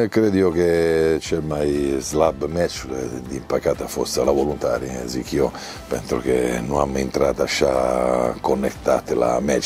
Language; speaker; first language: Romanian; non-native, learner; Italian